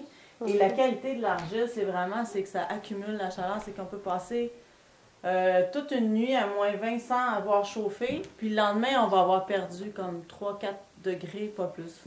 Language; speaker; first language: French; native; French